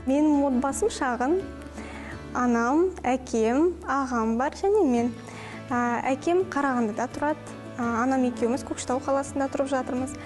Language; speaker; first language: Kazakh; non-native, local second language; Russian